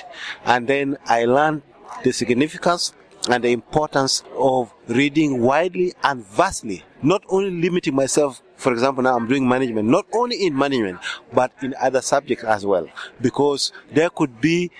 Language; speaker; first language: English; non-native, local second language; Acoli